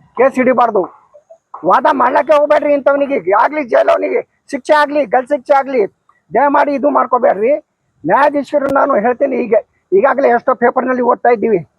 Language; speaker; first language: Kannada; non-native, local second language; Lambadi